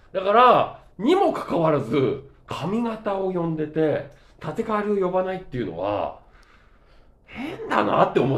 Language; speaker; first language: Japanese; native; Japanese